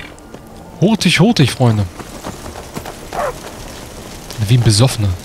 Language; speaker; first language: German; native; German